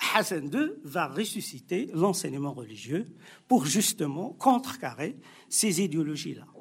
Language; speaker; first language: French; non-native, local second language; Arabic